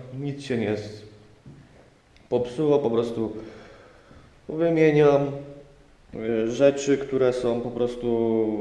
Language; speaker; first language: Polish; native; Polish